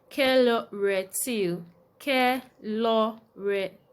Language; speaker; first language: French; non-native, fluent; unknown